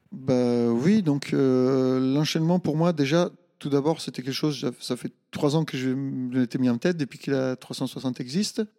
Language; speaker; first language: French; non-native, fluent; Italian